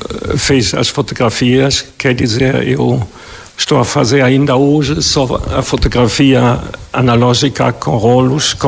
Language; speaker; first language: Portuguese; non-native, fluent; German